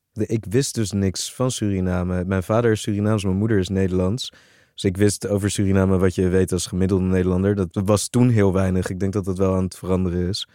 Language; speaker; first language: Dutch; native; Dutch